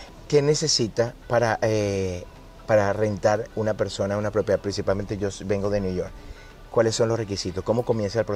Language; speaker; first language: Spanish; native; Spanish